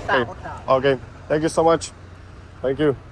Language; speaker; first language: English; non-native, learner; Czech